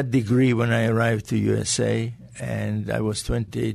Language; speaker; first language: English; non-native, fluent; Latvian